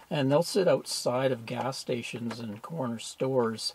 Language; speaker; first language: English; native; English